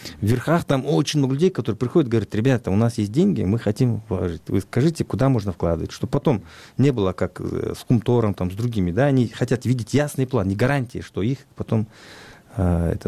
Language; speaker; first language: Russian; non-native, local second language; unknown